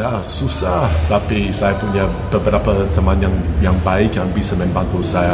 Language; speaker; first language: Indonesian; non-native, fluent; English